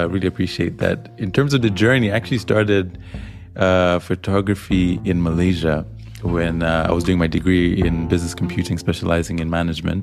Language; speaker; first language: English; non-native, local second language; Swahili